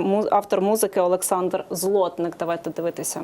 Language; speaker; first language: Ukrainian; native; Ukrainian